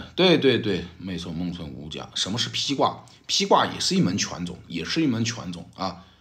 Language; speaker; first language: Chinese; native; Chinese